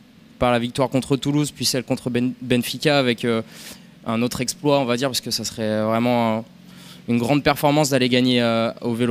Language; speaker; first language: French; native; French